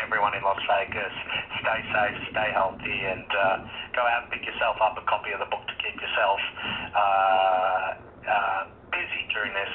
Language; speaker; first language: English; native; English